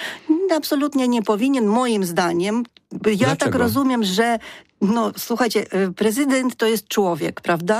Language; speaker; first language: Polish; non-native, fluent; Ukrainian